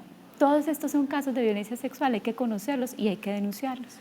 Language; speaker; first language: Spanish; native; Spanish